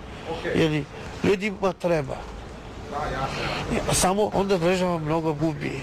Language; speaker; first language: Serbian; non-native, learner; Chinese